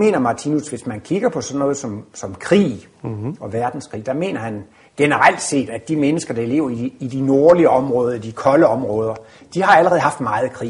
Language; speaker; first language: Danish; native; Danish